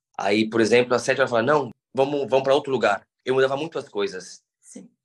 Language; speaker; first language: Portuguese; native; Portuguese